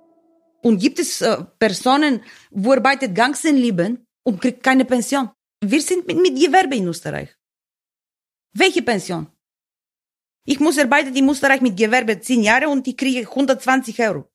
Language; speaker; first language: German; non-native, learner; Bulgarian